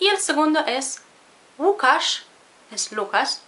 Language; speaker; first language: Spanish; non-native, fluent; Polish